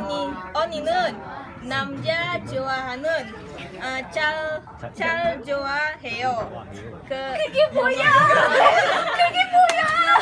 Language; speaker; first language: Korean; non-native, learner; Indonesian